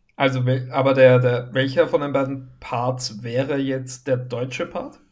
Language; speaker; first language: German; native; German